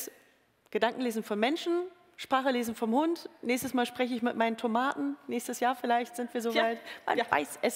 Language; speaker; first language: German; native; German